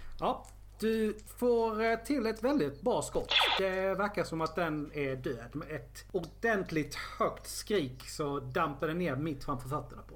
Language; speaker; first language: Swedish; native; Swedish